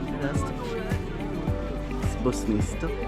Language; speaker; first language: Spanish; non-native, fluent; English